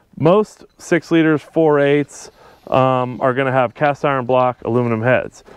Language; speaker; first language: English; native; English